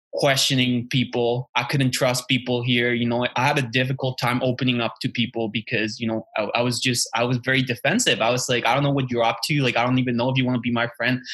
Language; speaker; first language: English; non-native, fluent; Spanish